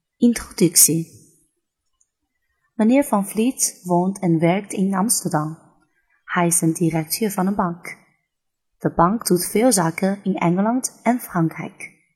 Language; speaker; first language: Dutch; non-native, learner; Chinese